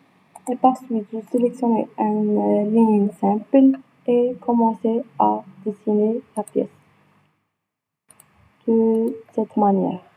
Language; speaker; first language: French; non-native, local second language; Arabic